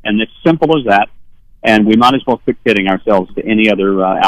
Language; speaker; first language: English; native; English